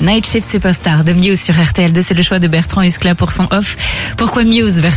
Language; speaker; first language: French; native; French